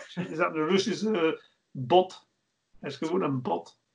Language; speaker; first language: Dutch; non-native, fluent; English